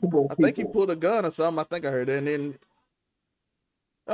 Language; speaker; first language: English; native; English